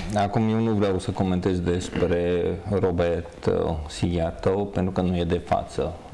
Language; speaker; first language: Romanian; non-native, local second language; Hungarian